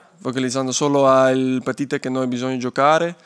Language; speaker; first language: Italian; non-native, learner; Dutch